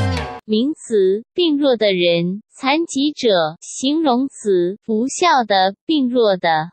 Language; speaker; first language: Chinese; native; Chinese